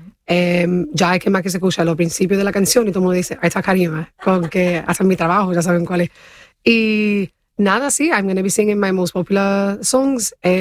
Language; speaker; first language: Spanish; early bilingual, heritage; Spanish